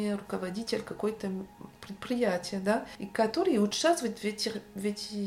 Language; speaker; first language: Russian; non-native, fluent; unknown